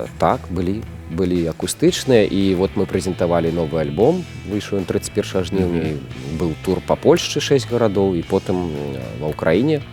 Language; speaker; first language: Belarusian; non-native, local second language; Russian